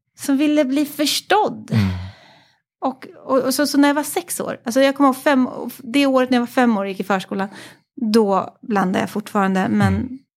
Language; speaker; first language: Swedish; native; Swedish